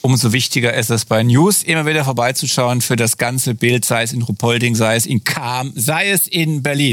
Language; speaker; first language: German; native; German